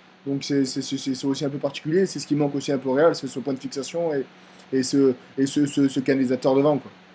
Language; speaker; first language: French; native; French